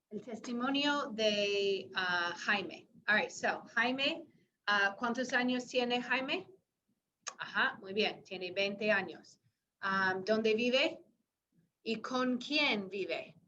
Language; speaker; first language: Spanish; non-native, fluent; English